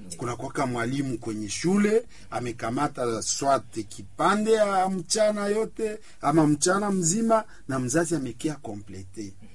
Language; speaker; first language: Swahili; native; Swahili